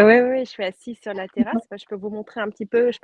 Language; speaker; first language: French; native; French